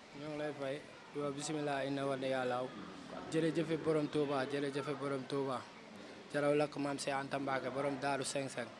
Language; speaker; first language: Wolof; native; Wolof